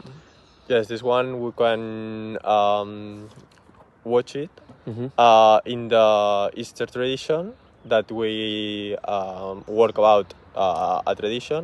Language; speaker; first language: English; non-native, learner; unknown